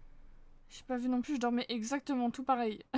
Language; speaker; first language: French; native; French